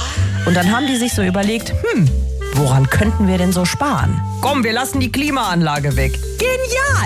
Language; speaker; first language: German; native; German